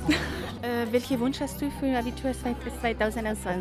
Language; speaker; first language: German; non-native, learner; Spanish